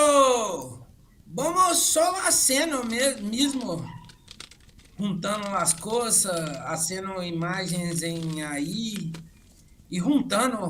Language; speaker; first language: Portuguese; non-native, learner; Spanish